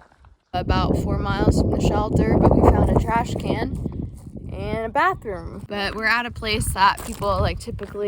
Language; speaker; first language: English; native; English